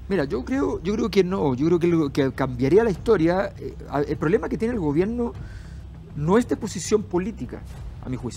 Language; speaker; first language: Spanish; native; Spanish